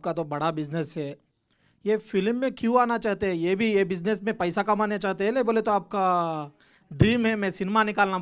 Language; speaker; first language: Hindi; non-native, local second language; Telugu